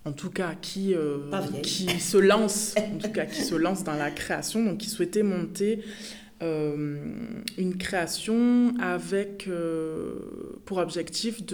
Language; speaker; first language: French; native; French